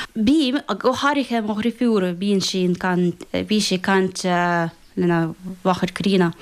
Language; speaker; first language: Irish; non-native, fluent; Russian